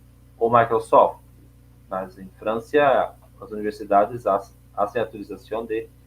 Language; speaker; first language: Spanish; non-native, learner; Portuguese